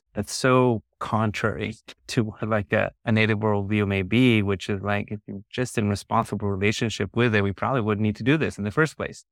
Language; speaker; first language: English; early bilingual, other home language; Spanish